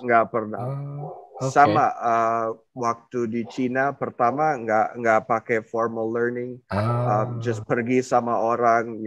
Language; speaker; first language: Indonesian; non-native, fluent; English